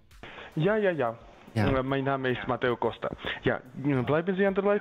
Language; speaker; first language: German; non-native, learner; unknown